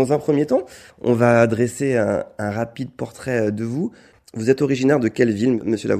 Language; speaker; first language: French; native; French